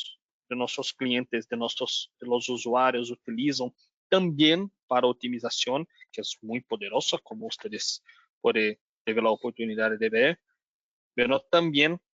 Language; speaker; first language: Spanish; non-native, learner; Portuguese